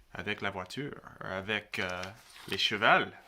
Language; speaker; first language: French; non-native, learner; English